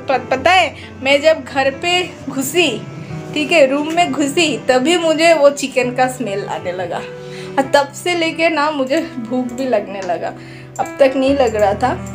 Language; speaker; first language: Hindi; non-native, local second language; Bangla